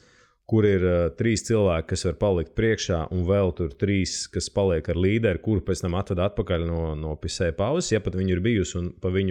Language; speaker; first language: Latvian; native; Latvian